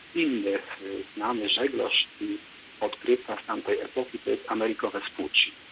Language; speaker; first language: Polish; native; Polish